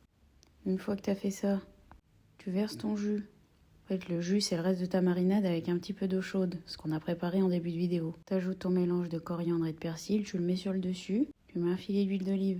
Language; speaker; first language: French; native; French